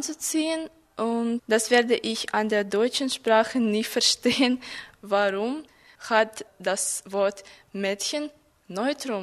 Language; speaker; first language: German; non-native, fluent; Russian